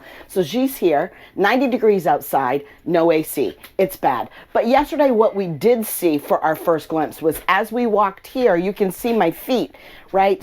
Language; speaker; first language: English; native; English